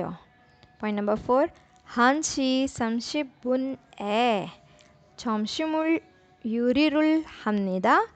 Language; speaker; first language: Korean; non-native, learner; Urdu